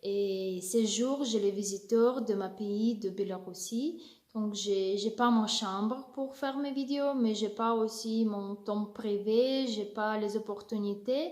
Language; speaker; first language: French; non-native, learner; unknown